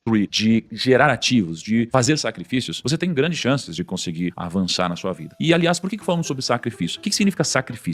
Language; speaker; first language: Portuguese; native; Portuguese